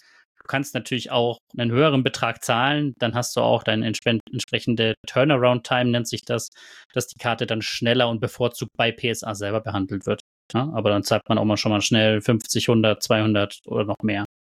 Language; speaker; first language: German; native; German